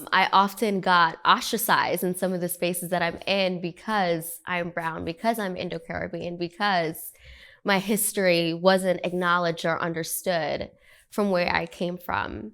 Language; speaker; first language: English; early bilingual, other home language; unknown